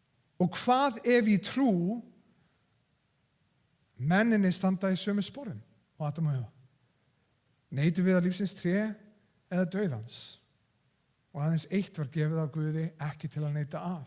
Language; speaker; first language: Icelandic; non-native, fluent; English